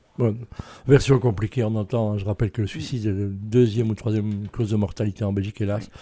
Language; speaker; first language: French; native; French